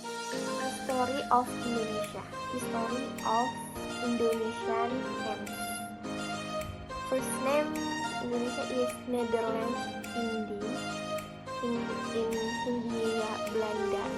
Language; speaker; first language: English; non-native, learner; Indonesian